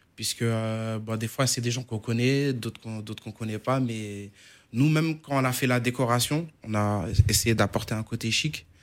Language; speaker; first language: French; native; French